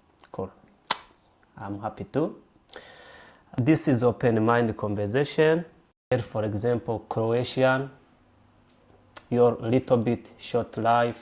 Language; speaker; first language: English; non-native, local second language; Rundi